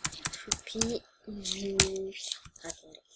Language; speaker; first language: French; native; French